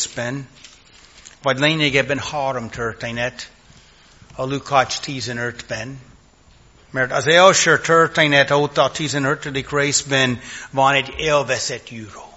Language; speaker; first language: Hungarian; non-native, fluent; English